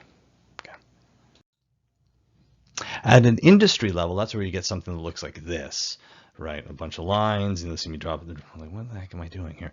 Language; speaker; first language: English; native; English